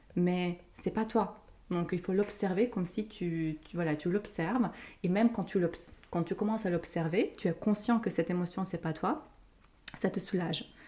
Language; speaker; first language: French; non-native, fluent; Ukrainian